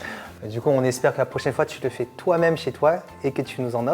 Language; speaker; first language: French; native; French